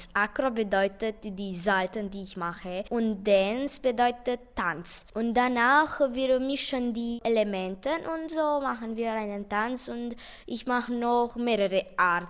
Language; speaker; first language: German; non-native, local second language; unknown